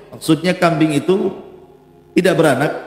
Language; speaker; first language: Indonesian; native; Indonesian